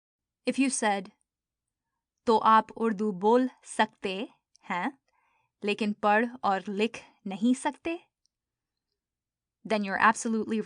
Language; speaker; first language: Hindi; early bilingual, heritage; Urdu